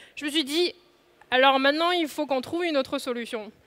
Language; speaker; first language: French; non-native, fluent; Chinese